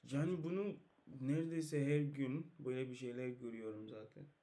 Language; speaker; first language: Turkish; non-native, learner; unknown